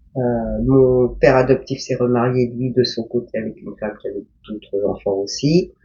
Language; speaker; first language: French; early bilingual, other home language; Korean